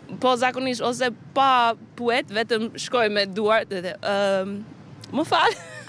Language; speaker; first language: Albanian; non-native, learner; English